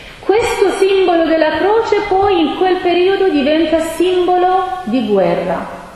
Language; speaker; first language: Italian; non-native, fluent; Persian